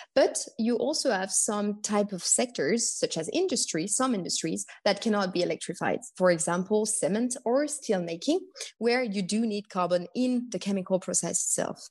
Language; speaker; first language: English; non-native, fluent; French